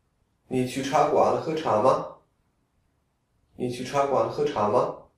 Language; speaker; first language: Chinese; non-native, fluent; Czech